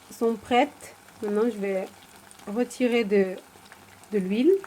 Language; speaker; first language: French; non-native, fluent; Indonesian